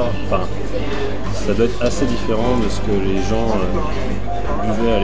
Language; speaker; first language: French; native; French